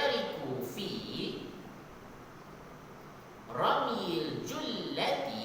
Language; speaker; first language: Arabic; non-native, fluent; Malay